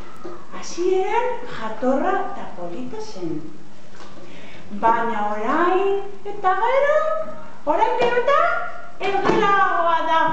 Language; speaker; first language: Basque; non-native, learner; Spanish